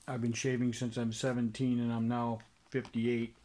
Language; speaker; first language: English; native; English